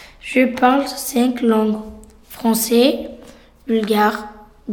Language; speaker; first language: French; early bilingual, other home language; Romany